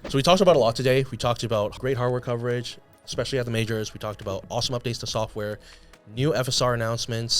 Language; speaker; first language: English; native; English